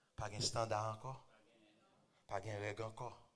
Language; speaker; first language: French; non-native, local second language; Haitian Creole